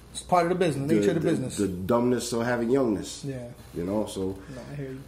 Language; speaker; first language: English; native; English